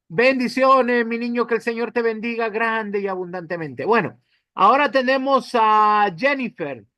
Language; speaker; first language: Spanish; native; Spanish